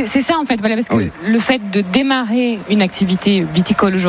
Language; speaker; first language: French; native; French